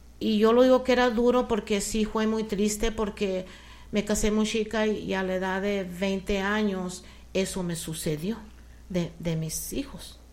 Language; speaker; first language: Spanish; early bilingual, heritage; Spanish